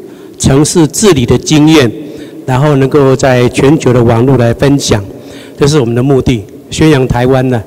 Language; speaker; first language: Chinese; native; Chinese